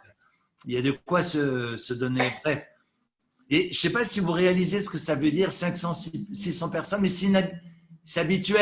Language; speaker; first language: French; native; French